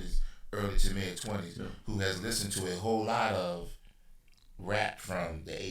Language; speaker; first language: English; native; English